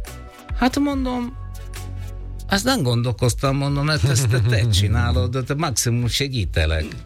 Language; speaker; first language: Hungarian; non-native, fluent; Italian